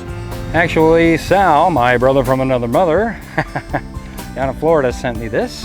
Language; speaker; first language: English; native; English